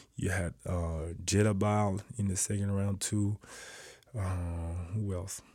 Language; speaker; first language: English; non-native, fluent; French